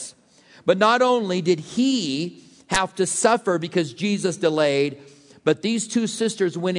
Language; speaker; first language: English; native; English